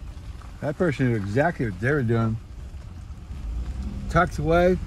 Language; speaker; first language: English; native; English